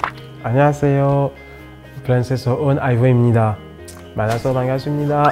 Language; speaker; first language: Korean; non-native, learner; French